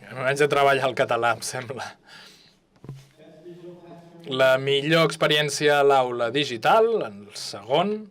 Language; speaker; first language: Catalan; non-native, fluent; English